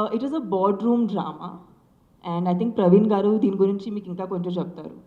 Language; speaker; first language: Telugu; non-native, local second language; Sindhi